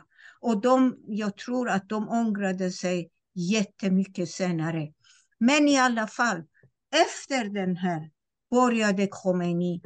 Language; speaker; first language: Swedish; non-native, fluent; Persian